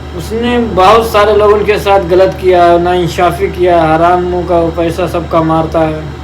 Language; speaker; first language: Hindi; non-native, local second language; Malayalam